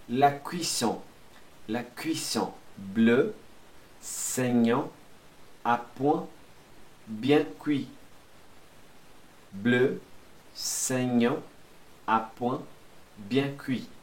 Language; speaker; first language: French; non-native, fluent; Portuguese